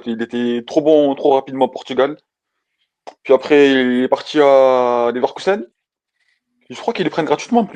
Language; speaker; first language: French; native; French